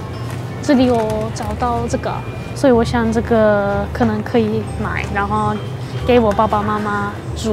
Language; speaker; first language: Chinese; non-native, fluent; Turkish